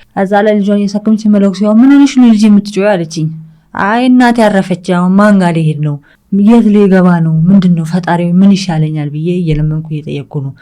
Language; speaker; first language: Amharic; early bilingual, other home language; English